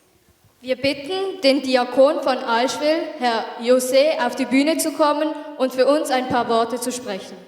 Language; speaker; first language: German; early bilingual, other home language; Tamil